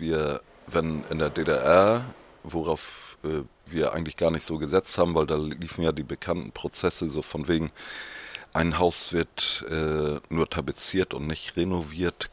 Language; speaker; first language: German; native; German